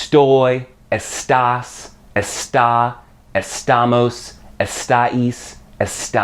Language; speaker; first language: Spanish; non-native, fluent; English